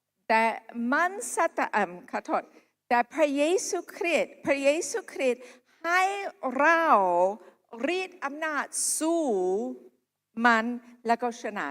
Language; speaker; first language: Thai; non-native, local second language; Akha